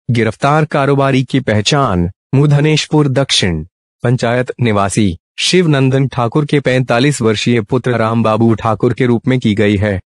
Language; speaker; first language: Hindi; native; Hindi